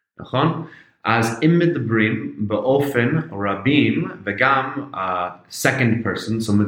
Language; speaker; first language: Hebrew; non-native, fluent; English